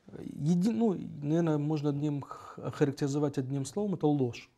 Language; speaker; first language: Russian; native; Russian